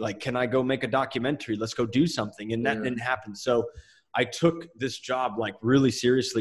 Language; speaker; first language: English; native; English